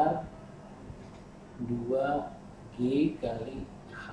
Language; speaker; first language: Indonesian; native; Indonesian